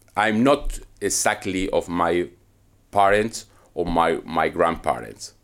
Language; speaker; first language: English; non-native, learner; Spanish